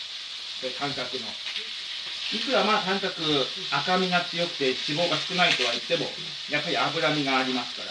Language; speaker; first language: Japanese; native; Japanese